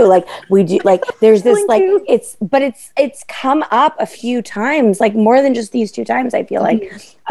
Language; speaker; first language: English; native; English